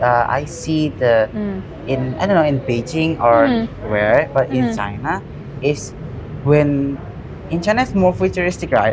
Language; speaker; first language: English; non-native, learner; Indonesian